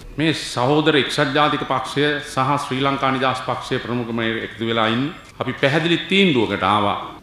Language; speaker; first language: Sinhala; native; Sinhala